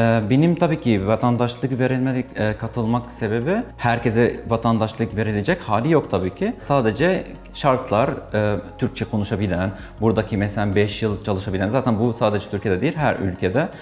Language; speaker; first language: Turkish; non-native, fluent; Arabic